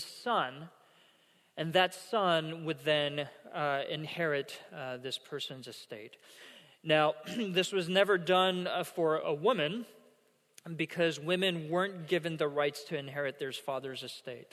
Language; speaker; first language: English; non-native, fluent; Korean